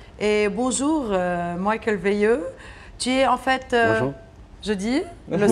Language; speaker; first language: French; non-native, local second language; Arabic